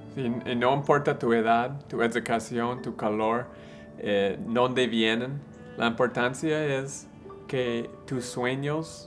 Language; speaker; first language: Spanish; non-native, learner; English